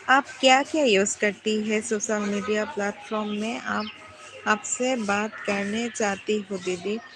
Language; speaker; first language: Hindi; non-native, local second language; Bangla